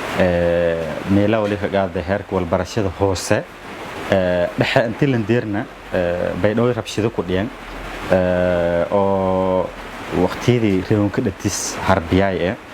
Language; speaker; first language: Somali; non-native, local second language; Maay